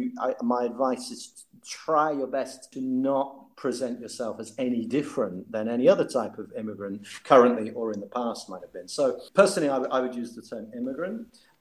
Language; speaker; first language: English; native; English